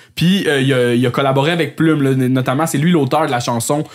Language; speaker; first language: French; native; French